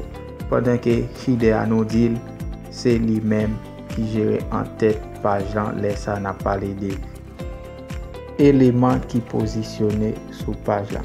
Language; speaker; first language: French; non-native, local second language; Haitian Creole